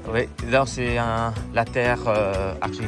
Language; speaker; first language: French; non-native, fluent; Vietnamese